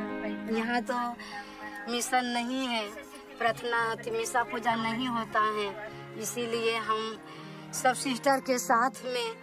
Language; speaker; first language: Hindi; non-native, local second language; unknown